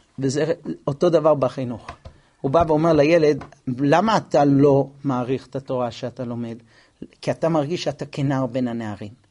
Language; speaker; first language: Hebrew; non-native, fluent; English